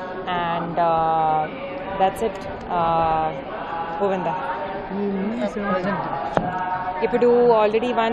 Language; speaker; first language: Telugu; non-native, learner; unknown